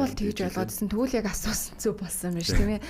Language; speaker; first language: Mongolian; native; Mongolian